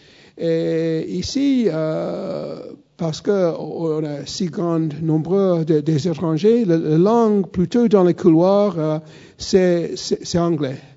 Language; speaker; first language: French; non-native, fluent; English